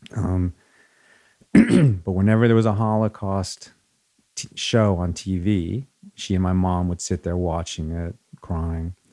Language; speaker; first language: English; early bilingual, other home language; Spanish